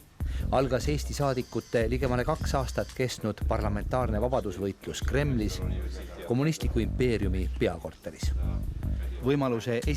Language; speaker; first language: Estonian; native; Estonian